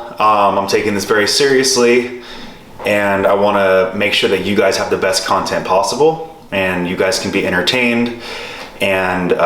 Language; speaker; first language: English; native; English